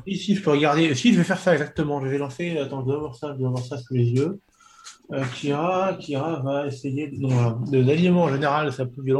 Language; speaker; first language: French; native; French